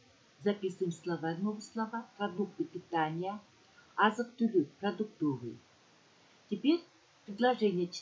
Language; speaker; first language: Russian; non-native, local second language; Kyrgyz